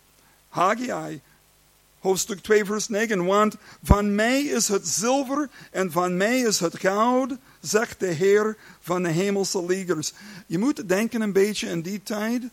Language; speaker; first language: Dutch; non-native, learner; English